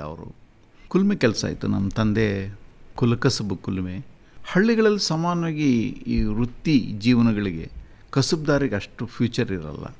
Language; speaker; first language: Kannada; native; Kannada